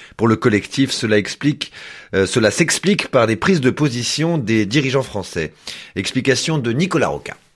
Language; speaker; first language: French; native; French